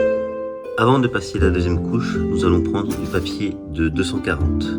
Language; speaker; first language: French; native; French